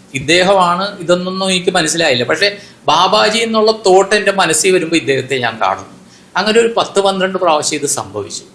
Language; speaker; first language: Malayalam; non-native, local second language; Konkani